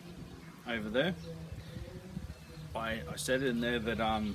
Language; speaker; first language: English; native; English